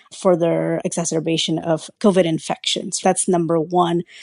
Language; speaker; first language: English; early bilingual, other home language; Spanish